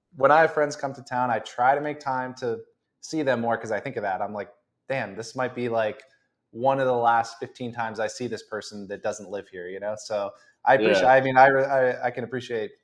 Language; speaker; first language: English; native; English